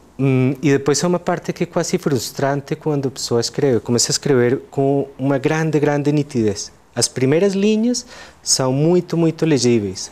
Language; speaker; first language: Portuguese; non-native, fluent; Spanish